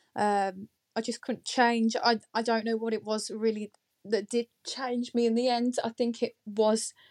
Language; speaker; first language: English; native; English